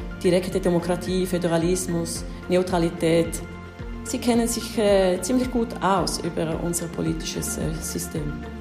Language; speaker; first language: German; early bilingual, heritage; German